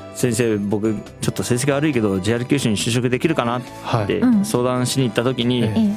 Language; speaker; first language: Japanese; native; Japanese